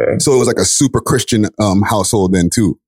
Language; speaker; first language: English; native; English